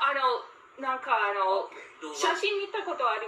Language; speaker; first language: Japanese; non-native, fluent; English